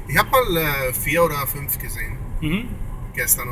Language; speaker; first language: German; non-native, learner; Greek